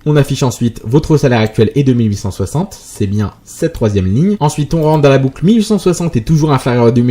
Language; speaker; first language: French; native; French